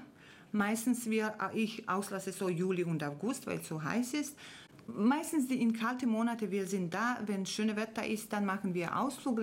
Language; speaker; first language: German; non-native, fluent; Serbian